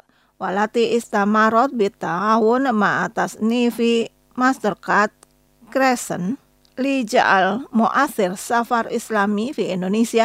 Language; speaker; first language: Arabic; non-native, fluent; Indonesian